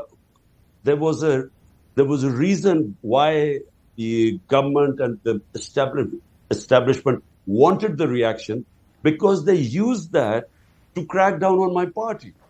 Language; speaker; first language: English; non-native, local second language; Urdu